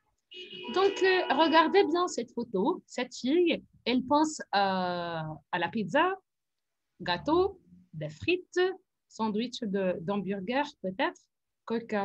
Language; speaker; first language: French; non-native, fluent; Arabic